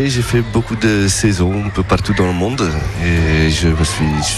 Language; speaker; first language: French; native; French